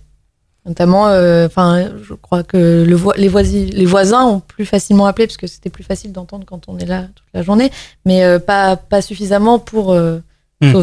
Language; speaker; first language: French; native; French